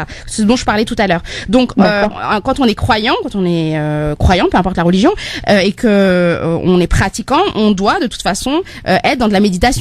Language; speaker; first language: French; native; French